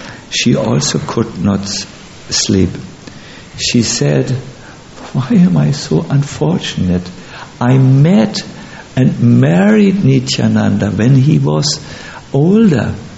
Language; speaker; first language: English; non-native, fluent; German